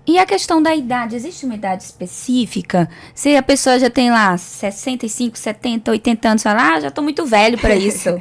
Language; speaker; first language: Portuguese; native; Portuguese